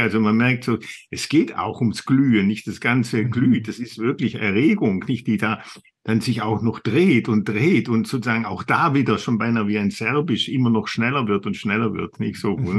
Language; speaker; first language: German; native; German